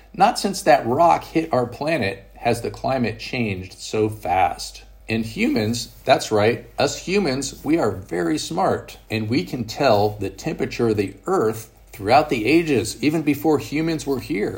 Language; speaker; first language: English; native; English